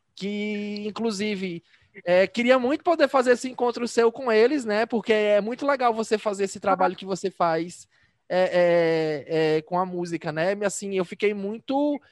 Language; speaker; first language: Portuguese; native; Portuguese